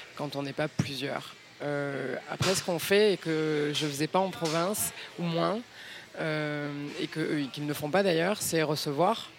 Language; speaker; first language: French; native; French